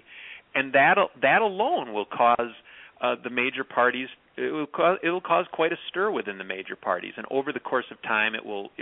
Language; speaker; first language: English; native; English